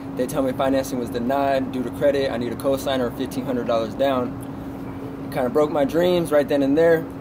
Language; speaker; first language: English; native; English